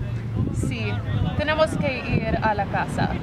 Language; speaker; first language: Spanish; non-native, learner; English